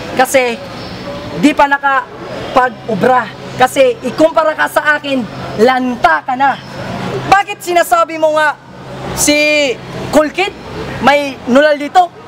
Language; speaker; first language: Filipino; non-native, local second language; Cebuano